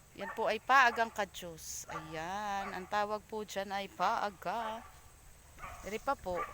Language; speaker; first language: Filipino; native; Filipino